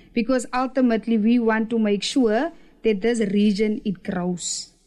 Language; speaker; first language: English; non-native, local second language; Afrikaans